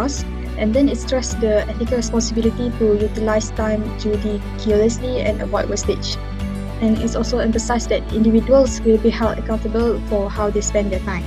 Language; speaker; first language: English; non-native, local second language; Malay